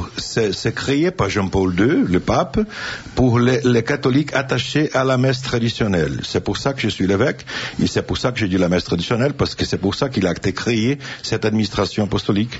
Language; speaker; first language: French; non-native, learner; Portuguese